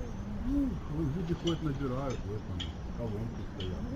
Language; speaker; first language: Russian; native; Russian